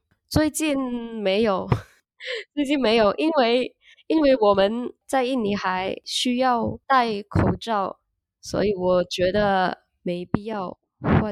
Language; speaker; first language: Chinese; non-native, learner; Indonesian